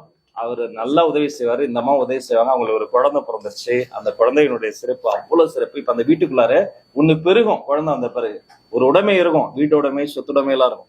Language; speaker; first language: Tamil; native; Tamil